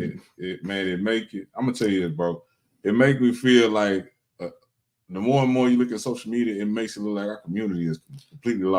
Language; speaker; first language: English; native; English